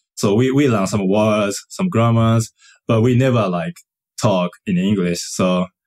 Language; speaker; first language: English; non-native, fluent; Japanese